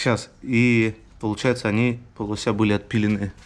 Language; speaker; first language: Russian; native; Russian